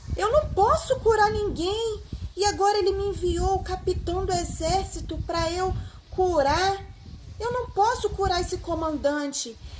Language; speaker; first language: Portuguese; native; Portuguese